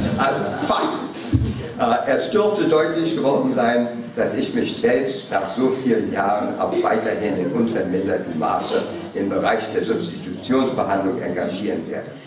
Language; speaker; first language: German; non-native, fluent; English